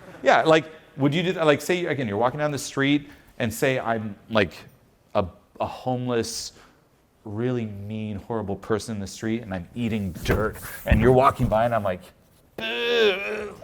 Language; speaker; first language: English; non-native, fluent; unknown